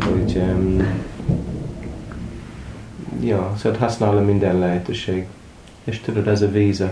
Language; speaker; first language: Hungarian; non-native, learner; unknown